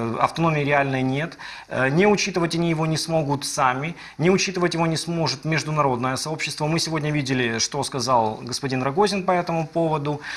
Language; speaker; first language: Russian; native; Russian